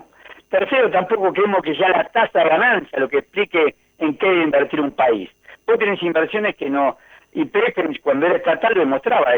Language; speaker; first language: Spanish; native; Spanish